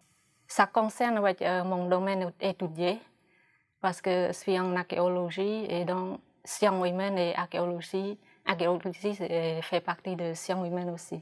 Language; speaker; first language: French; non-native, fluent; Khmer